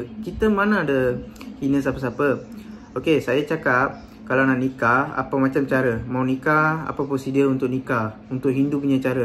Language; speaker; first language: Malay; non-native, local second language; Tamil